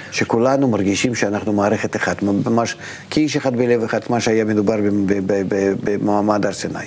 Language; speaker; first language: Hebrew; non-native, fluent; Russian